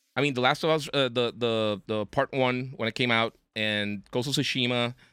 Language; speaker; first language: English; non-native, local second language; Spanish